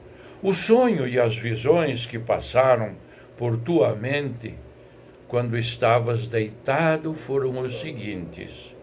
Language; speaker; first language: Portuguese; native; Portuguese